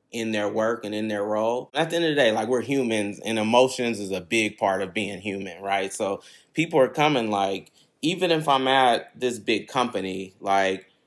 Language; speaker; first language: English; native; English